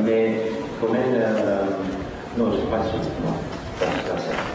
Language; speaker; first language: French; non-native, learner; Dutch